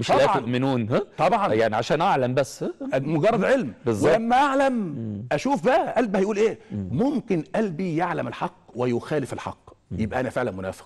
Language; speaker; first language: Arabic; native; Arabic